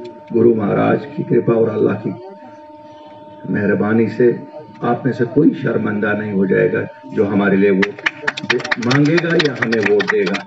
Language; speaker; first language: Hindi; non-native, local second language; Kashmiri